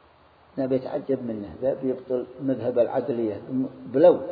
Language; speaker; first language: Arabic; native; Arabic